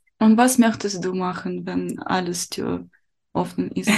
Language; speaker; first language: German; non-native, learner; Ukrainian